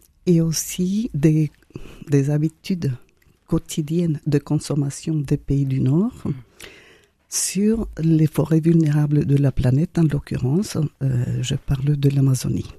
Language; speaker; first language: French; non-native, fluent; Spanish